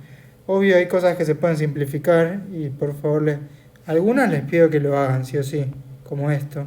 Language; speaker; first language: Spanish; native; Spanish